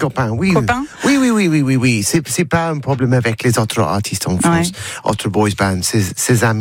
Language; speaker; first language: French; non-native, learner; English